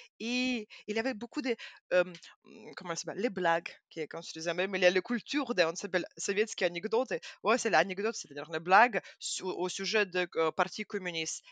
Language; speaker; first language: French; non-native, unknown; Russian